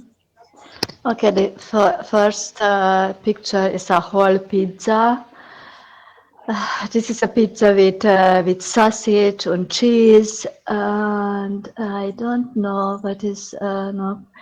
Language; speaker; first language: English; non-native, learner; Hungarian